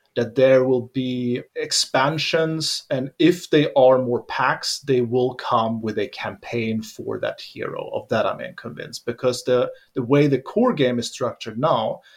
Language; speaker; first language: English; non-native, fluent; Swedish